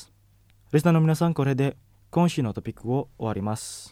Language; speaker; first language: Japanese; non-native, fluent; Indonesian